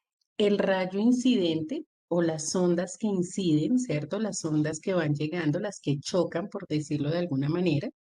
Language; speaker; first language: Spanish; native; Spanish